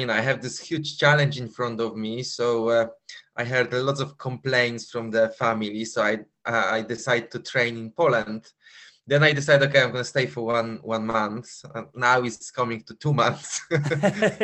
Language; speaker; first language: English; non-native, fluent; Polish